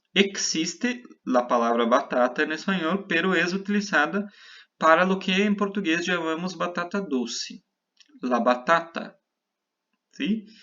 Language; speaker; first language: Spanish; non-native, fluent; Portuguese